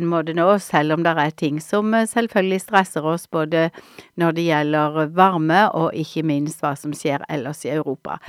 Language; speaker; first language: Norwegian; native; Norwegian